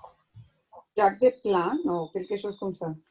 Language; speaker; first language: French; non-native, learner; Spanish